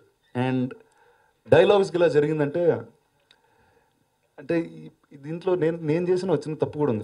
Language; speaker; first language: Telugu; native; Telugu